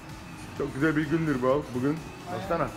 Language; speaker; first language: Turkish; non-native, fluent; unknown